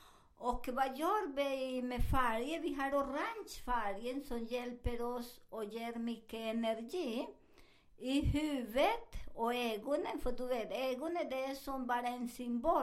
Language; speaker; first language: Swedish; non-native, fluent; Spanish